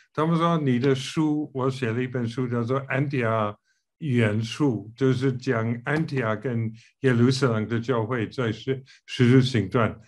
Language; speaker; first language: Chinese; non-native, fluent; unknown